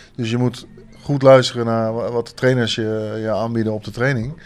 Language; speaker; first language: Dutch; native; Dutch